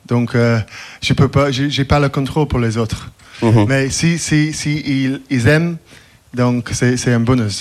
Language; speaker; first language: French; non-native, fluent; English